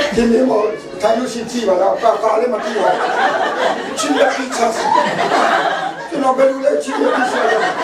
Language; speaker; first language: Burmese; non-native, local second language; Kachin